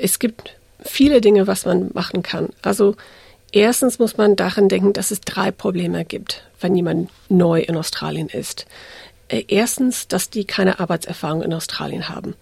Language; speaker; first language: German; non-native, fluent; English